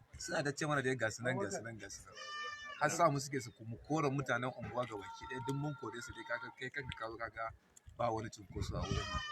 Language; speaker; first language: Hausa; native; Hausa